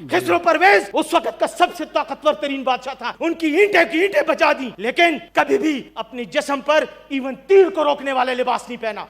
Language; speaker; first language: Urdu; non-native, local second language; Pashto